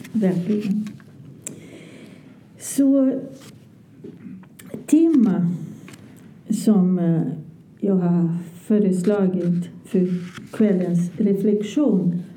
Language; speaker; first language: Swedish; non-native, fluent; Portuguese